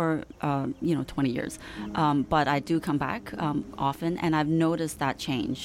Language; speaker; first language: English; non-native, local second language; Cantonese